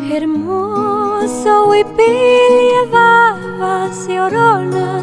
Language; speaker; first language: German; non-native, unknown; Spanish